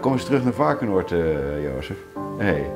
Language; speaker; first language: Dutch; native; Dutch